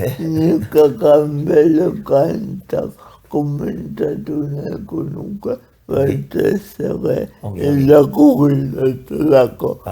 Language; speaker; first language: Basque; non-native, learner; Spanish